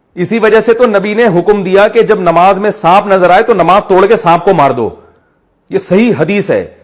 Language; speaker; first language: Urdu; native; Urdu